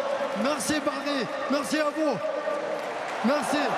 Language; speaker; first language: French; non-native, learner; Arabic